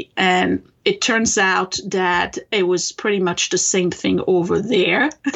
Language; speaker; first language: English; non-native, fluent; French